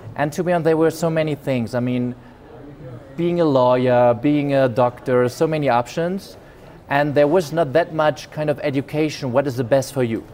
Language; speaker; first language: English; non-native, fluent; German